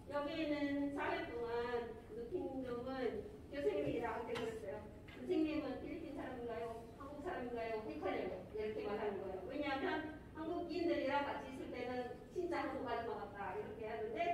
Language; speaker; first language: Korean; non-native, fluent; Filipino